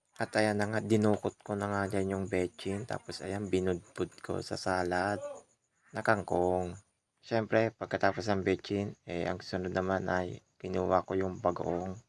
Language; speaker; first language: Filipino; non-native, local second language; Iloko